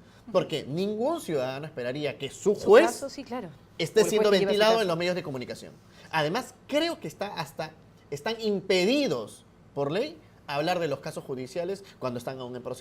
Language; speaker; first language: Spanish; native; Spanish